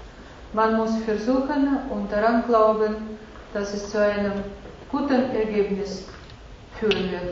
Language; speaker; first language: German; non-native, fluent; Russian